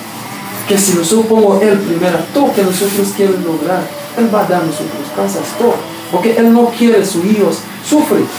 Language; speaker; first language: Spanish; non-native, learner; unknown